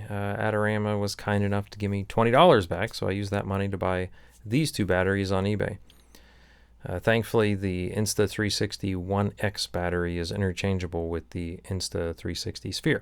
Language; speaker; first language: English; native; English